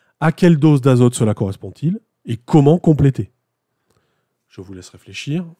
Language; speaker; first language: French; native; French